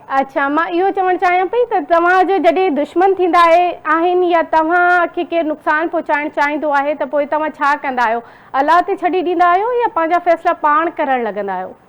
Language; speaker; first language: Sindhi; non-native, local second language; Urdu